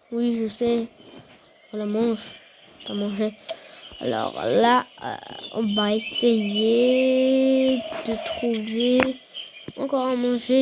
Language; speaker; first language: French; non-native, fluent; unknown